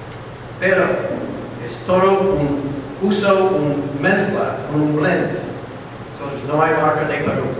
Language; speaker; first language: Spanish; non-native, learner; English